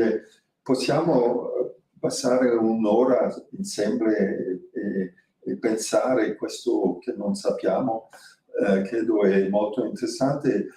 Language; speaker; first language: Italian; non-native, fluent; French